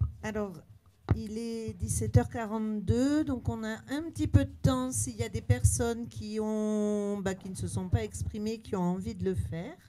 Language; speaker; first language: French; native; French